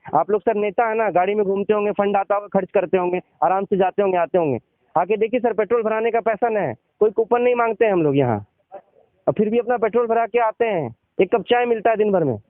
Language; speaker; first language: Hindi; native; Hindi